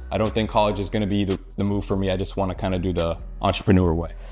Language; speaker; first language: English; native; English